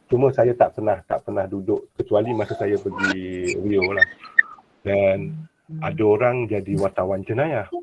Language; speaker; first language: Malay; native; Malay